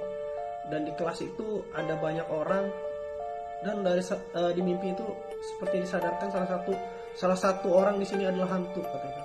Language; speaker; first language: Indonesian; native; Indonesian